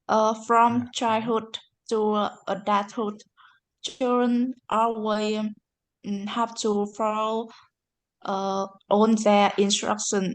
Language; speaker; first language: English; non-native, learner; Vietnamese